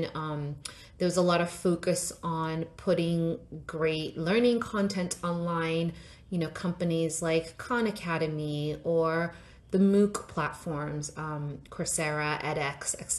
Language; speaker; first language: English; non-native, local second language; Yoruba